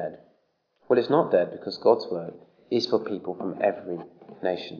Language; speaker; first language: English; native; English